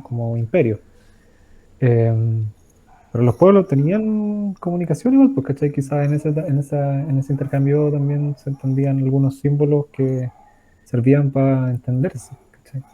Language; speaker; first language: Spanish; native; Spanish